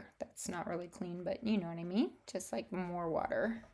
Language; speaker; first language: English; native; English